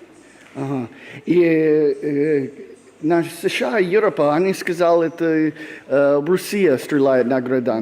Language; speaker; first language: Russian; non-native, learner; English